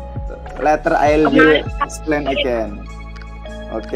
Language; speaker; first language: English; non-native, learner; Indonesian